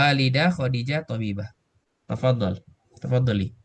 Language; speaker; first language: Arabic; non-native, fluent; Indonesian